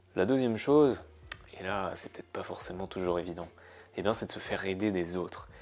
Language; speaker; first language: French; native; French